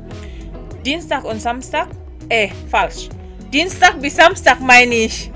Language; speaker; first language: German; non-native, learner; Indonesian